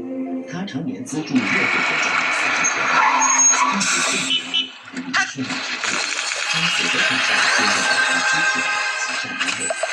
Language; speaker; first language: Chinese; native; Chinese